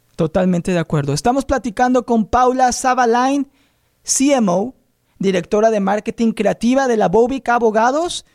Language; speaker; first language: Spanish; native; Spanish